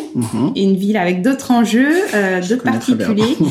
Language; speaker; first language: French; native; French